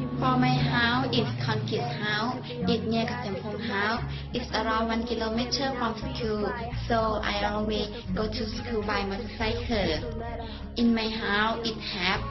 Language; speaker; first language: English; non-native, learner; Thai